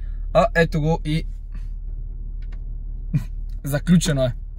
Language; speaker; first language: Bulgarian; native; Bulgarian